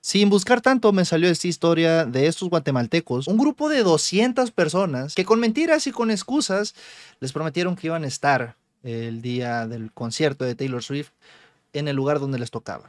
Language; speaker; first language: Spanish; native; Spanish